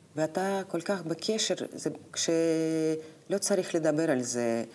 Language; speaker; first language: Hebrew; non-native, fluent; Russian